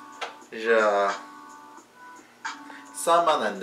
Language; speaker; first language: Japanese; non-native, learner; English